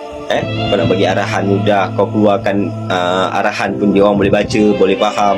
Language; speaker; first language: Malay; native; Malay